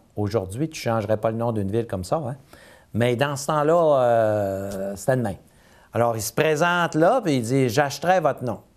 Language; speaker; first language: French; native; French